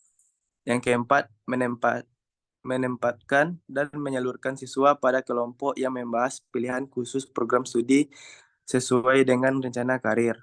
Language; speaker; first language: Indonesian; native; Indonesian